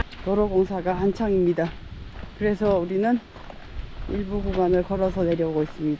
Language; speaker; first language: Korean; native; Korean